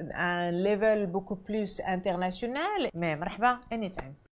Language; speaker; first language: French; non-native, local second language; Arabic